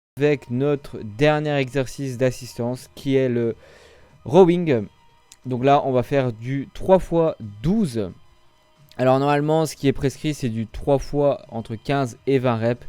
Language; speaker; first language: French; native; French